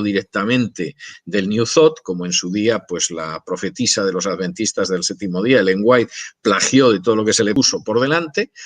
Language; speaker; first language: Spanish; native; Spanish